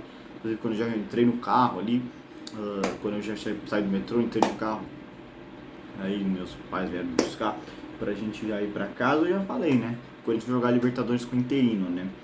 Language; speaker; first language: Portuguese; native; Portuguese